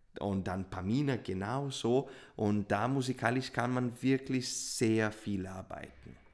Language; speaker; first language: German; non-native, fluent; Portuguese